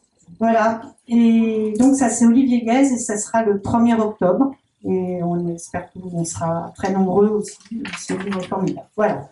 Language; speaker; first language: French; native; French